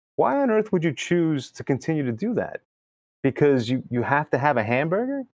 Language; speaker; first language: English; early bilingual, other home language; Spanish